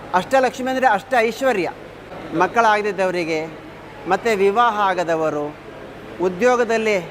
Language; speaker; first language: Kannada; native; Kannada